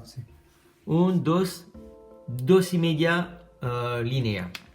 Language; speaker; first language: Spanish; non-native, learner; French